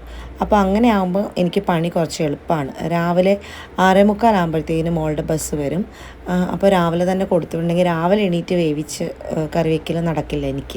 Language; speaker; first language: Malayalam; native; Malayalam